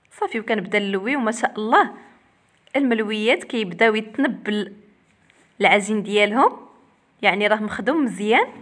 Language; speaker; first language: Arabic; native; Arabic